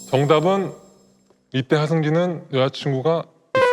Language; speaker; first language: Korean; native; Korean